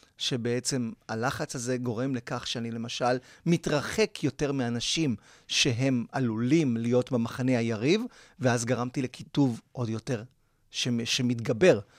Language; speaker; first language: Hebrew; early bilingual, other home language; Spanish